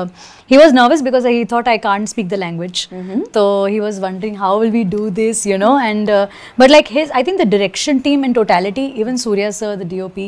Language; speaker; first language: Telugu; non-native, learner; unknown